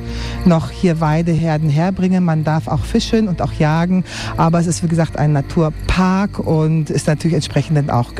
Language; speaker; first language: German; native; German